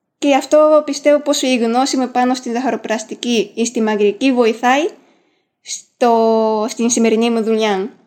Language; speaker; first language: Greek; non-native, fluent; Japanese